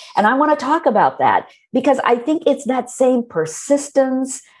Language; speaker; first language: English; early bilingual, other home language; Hindi